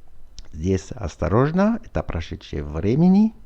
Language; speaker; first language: Russian; non-native, fluent; French